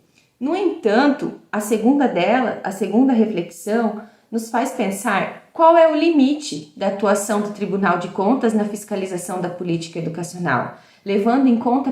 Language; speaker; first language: Portuguese; native; Portuguese